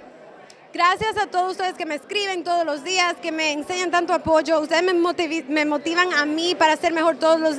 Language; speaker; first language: Spanish; early bilingual, heritage; Spanish